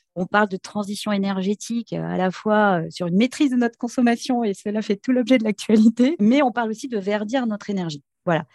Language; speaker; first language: French; native; French